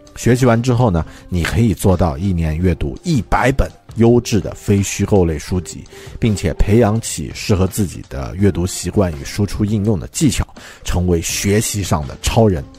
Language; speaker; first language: Chinese; native; Chinese